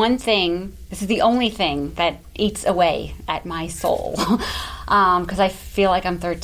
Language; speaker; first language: English; native; English